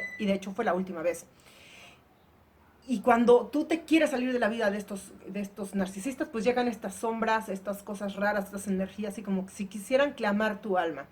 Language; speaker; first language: Spanish; native; Spanish